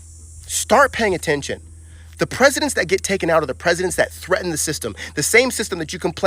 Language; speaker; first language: English; native; English